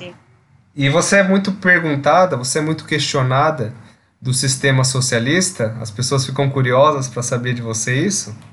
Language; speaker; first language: Portuguese; native; Portuguese